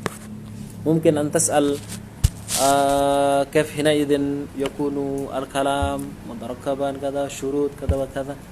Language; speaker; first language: Arabic; non-native, fluent; Indonesian